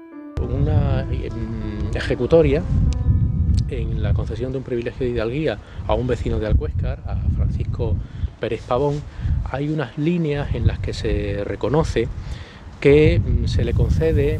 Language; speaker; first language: Spanish; native; Spanish